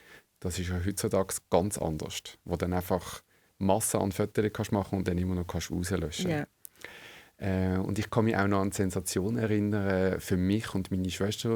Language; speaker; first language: German; native; German